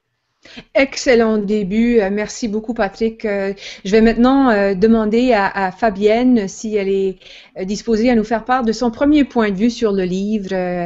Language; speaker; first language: French; native; French